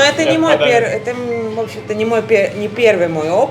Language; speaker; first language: Russian; native; Russian